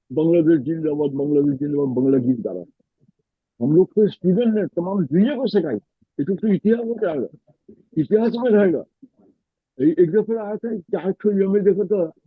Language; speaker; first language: Hindi; non-native, fluent; Bangla